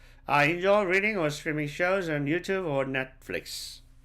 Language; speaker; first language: English; non-native, fluent; Korean